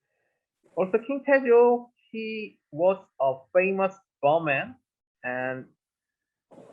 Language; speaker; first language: English; non-native, learner; Korean